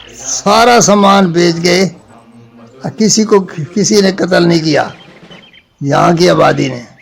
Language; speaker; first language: Urdu; non-native, local second language; Punjabi